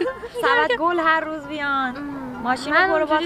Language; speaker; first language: Persian; native; Persian